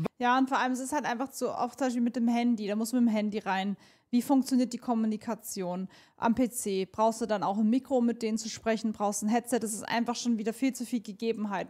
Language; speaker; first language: German; native; German